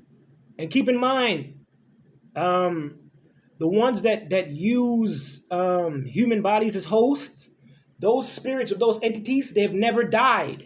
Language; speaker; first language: English; native; English